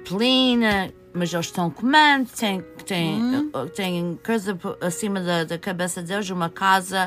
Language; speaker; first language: Portuguese; early bilingual, heritage; Portuguese